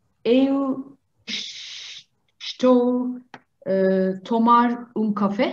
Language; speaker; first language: Portuguese; non-native, learner; Turkish